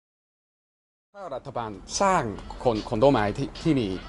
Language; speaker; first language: Thai; non-native, learner; English